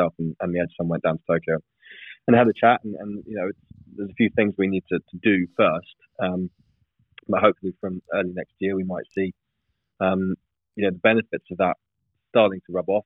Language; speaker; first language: English; native; English